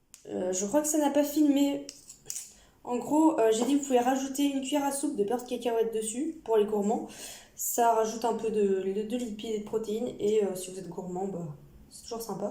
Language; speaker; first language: French; native; French